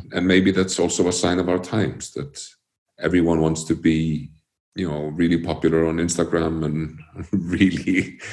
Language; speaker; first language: English; early bilingual, other home language; Icelandic